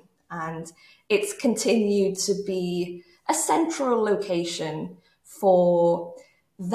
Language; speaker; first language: English; native; English